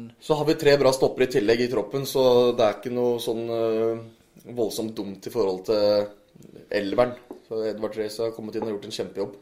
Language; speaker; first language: Norwegian; native; Norwegian